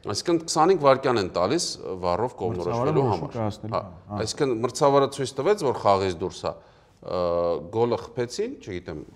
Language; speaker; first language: Armenian; native; Armenian